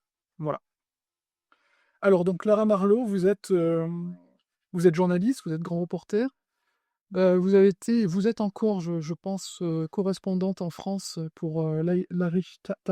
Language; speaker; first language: French; native; French